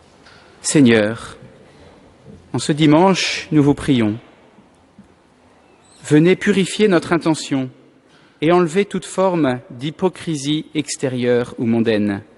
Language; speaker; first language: French; native; French